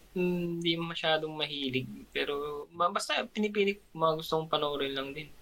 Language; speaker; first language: Filipino; non-native, local second language; Pangasinan